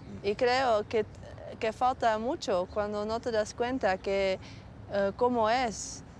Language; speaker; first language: Spanish; non-native, learner; Dutch